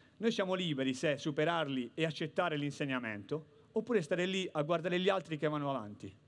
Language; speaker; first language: Italian; native; Italian